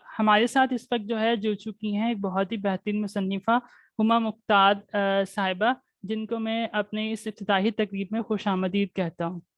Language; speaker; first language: Urdu; native; Urdu